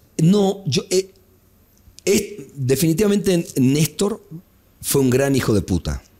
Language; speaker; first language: Spanish; native; Spanish